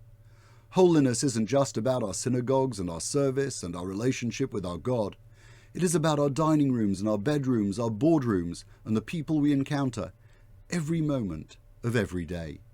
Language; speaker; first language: English; native; English